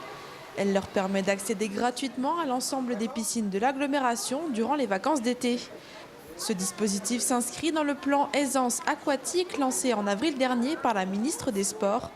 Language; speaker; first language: French; native; French